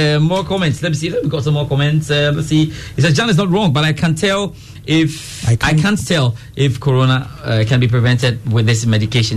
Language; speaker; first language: English; non-native, local second language; Akan